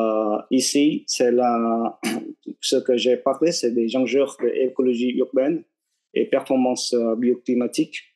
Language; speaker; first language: French; non-native, fluent; Vietnamese